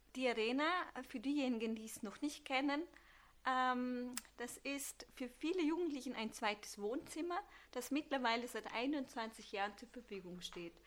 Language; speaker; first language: German; early bilingual, other home language; Turkish